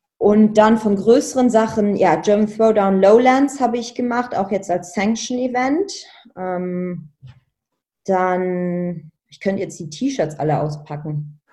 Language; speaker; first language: German; non-native, local second language; Luxembourgish